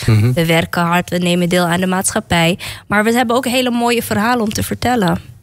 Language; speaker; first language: Dutch; native; Dutch